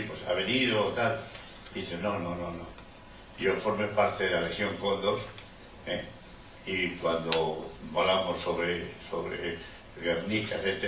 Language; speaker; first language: Spanish; non-native, local second language; Basque